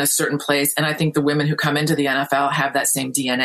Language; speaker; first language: English; native; English